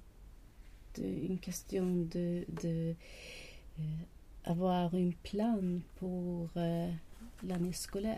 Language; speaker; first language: French; non-native, learner; Swedish